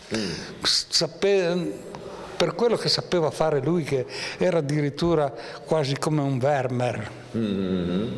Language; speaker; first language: Italian; native; Italian